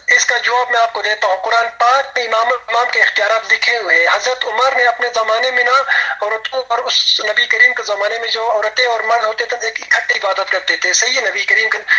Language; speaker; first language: Urdu; non-native, local second language; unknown